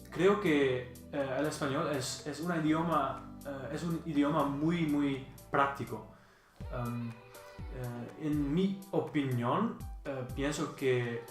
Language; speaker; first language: Spanish; non-native, learner; Dutch